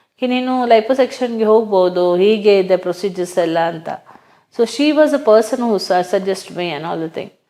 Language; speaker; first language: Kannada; non-native, local second language; Hindi